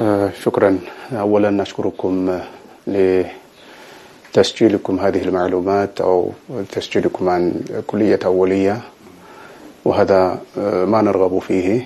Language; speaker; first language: Arabic; non-native, fluent; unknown